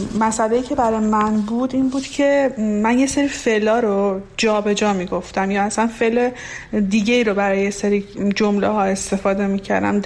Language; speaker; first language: Persian; non-native, local second language; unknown